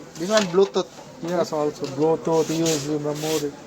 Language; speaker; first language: English; non-native, learner; Filipino